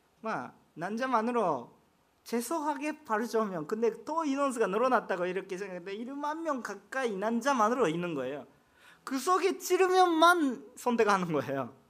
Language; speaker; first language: Korean; non-native, fluent; Japanese